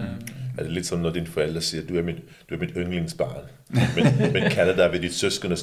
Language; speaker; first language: Danish; early bilingual, other home language; English